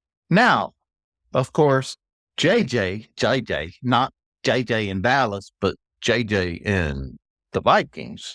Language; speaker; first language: English; native; English